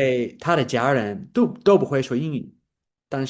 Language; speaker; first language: Chinese; non-native, learner; English